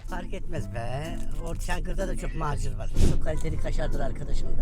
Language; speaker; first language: Turkish; native; Turkish